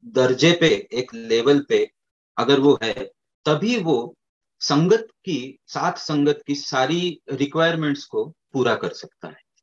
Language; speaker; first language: Hindi; native; Hindi